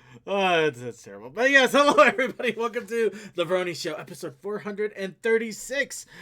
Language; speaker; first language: English; native; English